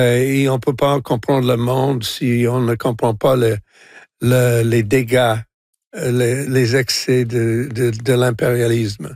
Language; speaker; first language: French; non-native, local second language; English